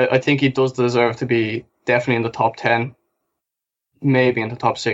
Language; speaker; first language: English; native; English